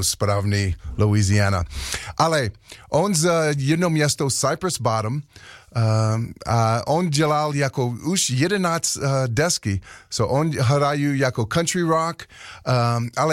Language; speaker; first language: Czech; non-native, learner; English